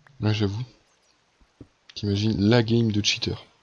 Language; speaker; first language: French; native; French